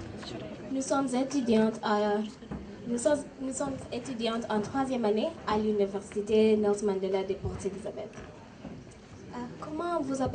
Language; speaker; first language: French; non-native, learner; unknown